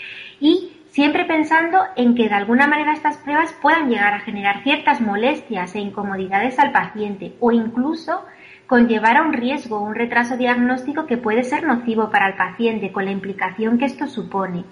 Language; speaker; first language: Spanish; native; Spanish